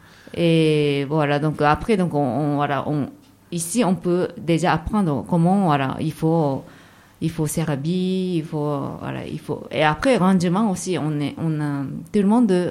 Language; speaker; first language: French; non-native, fluent; Japanese